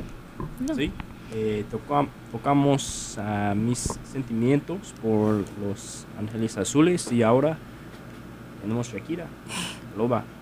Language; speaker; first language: Spanish; non-native, learner; English